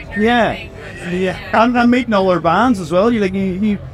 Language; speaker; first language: English; native; English